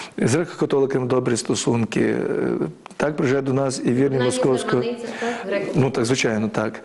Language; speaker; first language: Ukrainian; native; Ukrainian